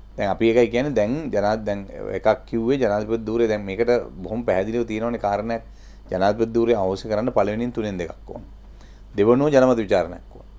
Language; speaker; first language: Sinhala; native; Sinhala